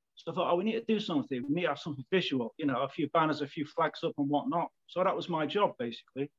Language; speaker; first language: English; native; English